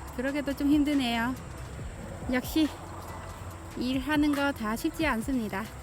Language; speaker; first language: Korean; non-native, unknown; Vietnamese